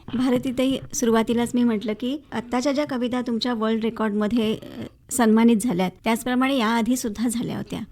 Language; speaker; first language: Marathi; native; Marathi